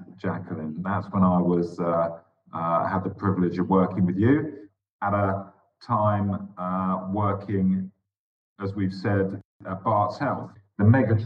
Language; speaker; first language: English; native; English